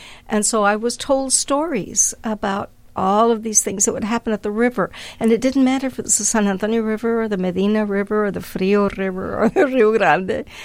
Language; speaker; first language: English; early bilingual, other home language; Spanish